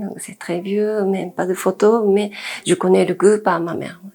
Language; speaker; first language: French; non-native, fluent; Japanese